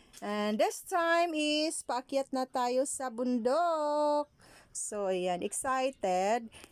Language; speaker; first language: Filipino; non-native, local second language; Cebuano